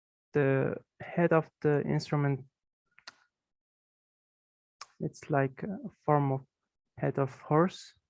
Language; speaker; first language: English; non-native, fluent; Mongolian